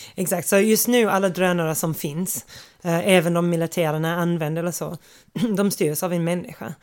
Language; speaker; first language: Swedish; non-native, fluent; English